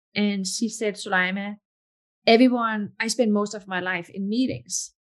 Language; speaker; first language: English; non-native, fluent; Danish